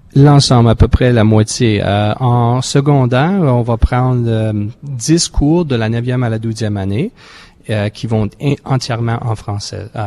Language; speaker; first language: French; native; French